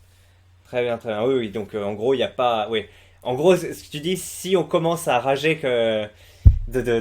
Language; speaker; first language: French; native; French